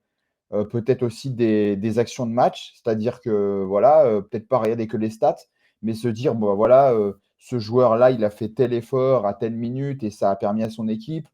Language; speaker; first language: French; native; French